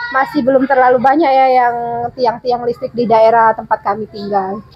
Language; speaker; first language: Indonesian; non-native, local second language; Javanese